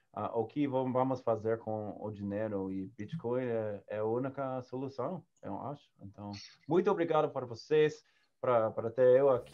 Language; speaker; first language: Portuguese; non-native, learner; English